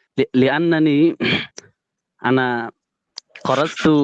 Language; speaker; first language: Arabic; non-native, learner; Bangla